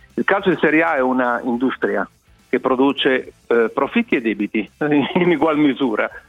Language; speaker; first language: Italian; native; Italian